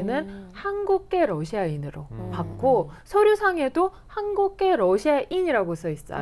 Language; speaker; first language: Korean; non-native, fluent; Russian